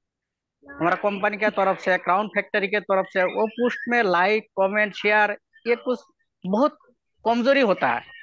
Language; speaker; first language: Hindi; non-native, local second language; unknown